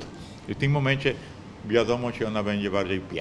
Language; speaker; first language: Polish; non-native, fluent; Spanish